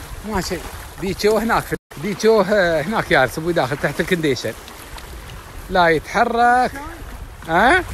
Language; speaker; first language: Arabic; native; Arabic